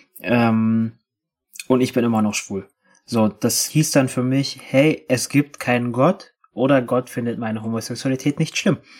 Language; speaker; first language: German; native; German